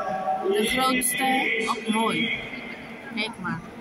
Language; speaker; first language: Dutch; non-native, fluent; Indonesian